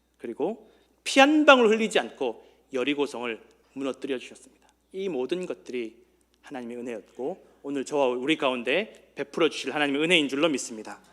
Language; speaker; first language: Korean; native; Korean